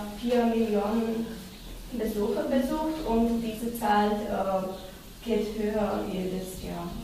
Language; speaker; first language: German; non-native, fluent; Slovak